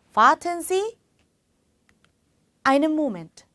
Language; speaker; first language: German; non-native, fluent; Korean